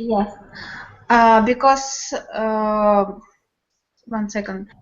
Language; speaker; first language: English; non-native, learner; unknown